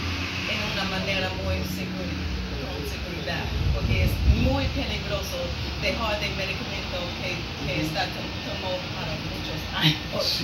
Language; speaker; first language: Spanish; non-native, learner; English